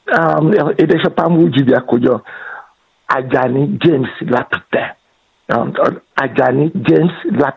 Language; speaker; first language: Hungarian; non-native, fluent; Yoruba